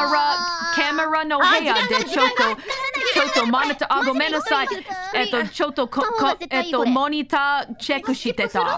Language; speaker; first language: Japanese; non-native, learner; English